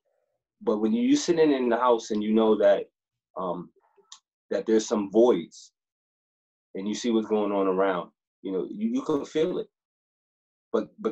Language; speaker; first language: English; native; English